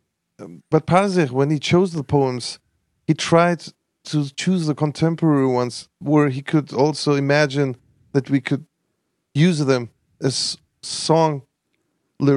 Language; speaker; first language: English; non-native, fluent; Armenian